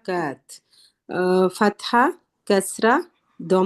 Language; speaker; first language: Arabic; non-native, learner; Urdu